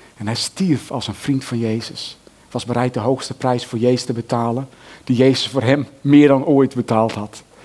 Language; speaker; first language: Dutch; native; Dutch